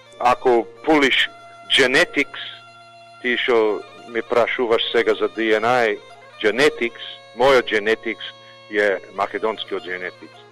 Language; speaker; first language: Macedonian; early bilingual, heritage; Macedonian